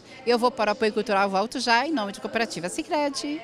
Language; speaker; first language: Portuguese; native; Portuguese